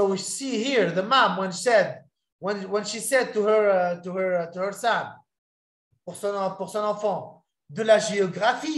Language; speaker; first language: English; non-native, fluent; Arabic